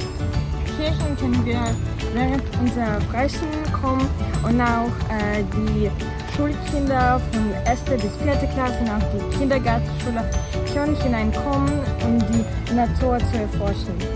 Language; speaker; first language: German; non-native, learner; Russian